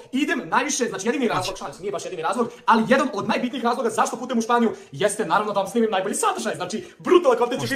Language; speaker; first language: Croatian; native; Croatian